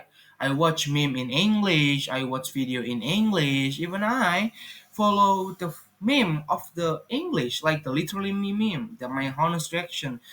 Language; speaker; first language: English; non-native, fluent; Indonesian